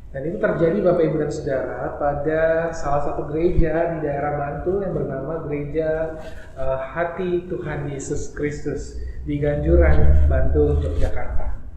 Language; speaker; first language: Indonesian; native; Indonesian